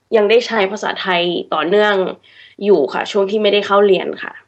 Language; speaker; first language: Thai; early bilingual, heritage; English